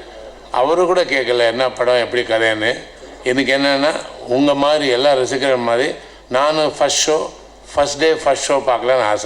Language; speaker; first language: Tamil; non-native, learner; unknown